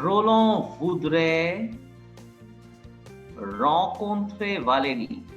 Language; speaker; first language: French; non-native, fluent; Bangla